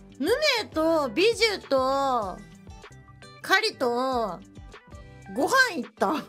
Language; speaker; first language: Japanese; native; Japanese